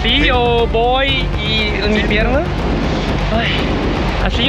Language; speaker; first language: Spanish; non-native, learner; Thai